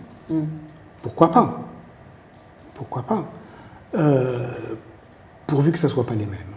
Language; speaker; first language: French; native; French